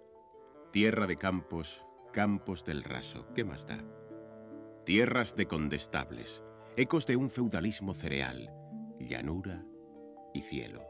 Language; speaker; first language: Spanish; native; Spanish